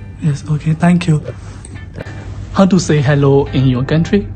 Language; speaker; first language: English; non-native, learner; Burmese